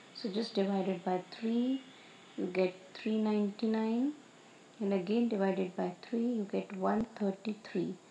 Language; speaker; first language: English; non-native, local second language; Hindi